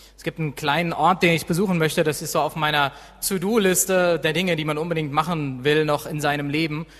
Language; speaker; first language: German; native; German